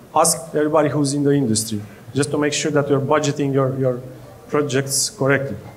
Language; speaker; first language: English; non-native, fluent; Romanian